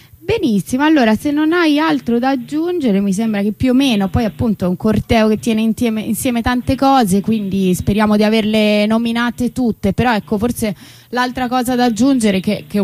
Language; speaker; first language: Italian; native; Italian